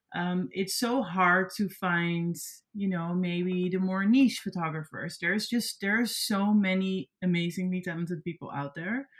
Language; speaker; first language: English; non-native, fluent; Dutch